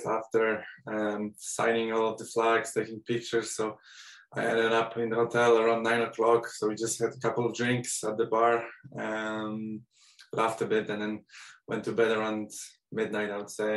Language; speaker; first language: English; non-native, fluent; Polish